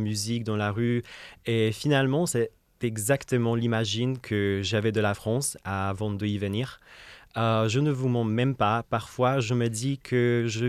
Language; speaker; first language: French; non-native, fluent; Czech